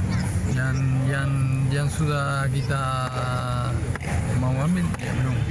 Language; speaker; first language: Indonesian; non-native, fluent; Spanish